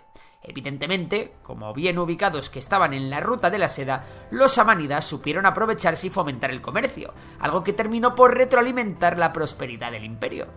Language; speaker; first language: Spanish; native; Spanish